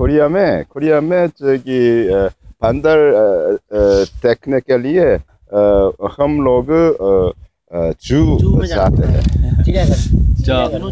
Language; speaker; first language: Hindi; non-native, learner; Korean